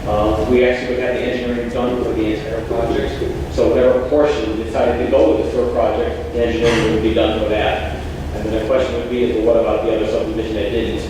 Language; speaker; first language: English; native; English